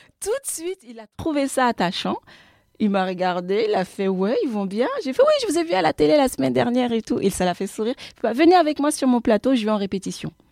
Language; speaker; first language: French; early bilingual, other home language; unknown